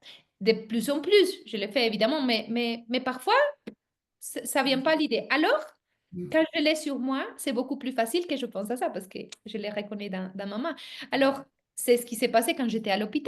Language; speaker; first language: French; non-native, fluent; Spanish